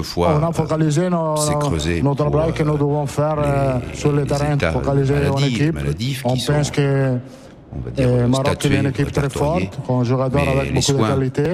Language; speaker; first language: French; non-native, learner; Italian